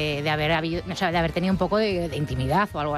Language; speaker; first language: Spanish; native; Spanish